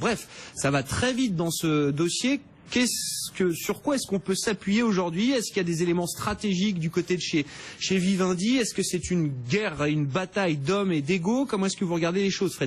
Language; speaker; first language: French; native; French